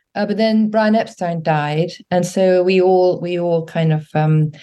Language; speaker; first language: English; native; English